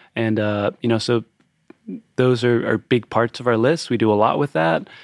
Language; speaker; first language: English; native; English